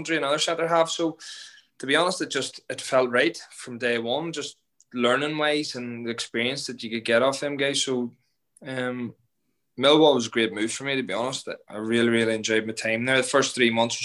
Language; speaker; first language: English; native; English